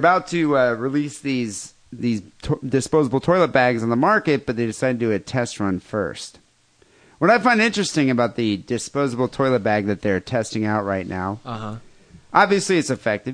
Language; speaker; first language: English; native; English